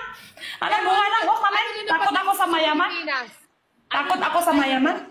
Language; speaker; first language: Filipino; non-native, learner; Chinese